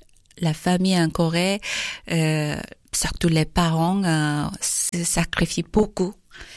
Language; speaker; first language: French; non-native, fluent; Korean